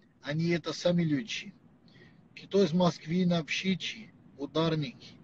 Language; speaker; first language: Russian; non-native, learner; Portuguese